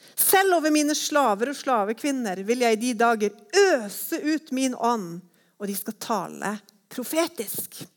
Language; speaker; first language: Norwegian; native; Norwegian